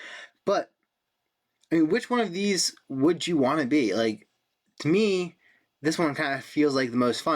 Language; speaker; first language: English; native; English